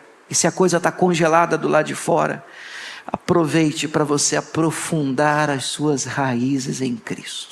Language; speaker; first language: Portuguese; native; Portuguese